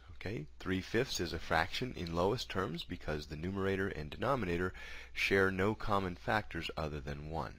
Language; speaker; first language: English; native; English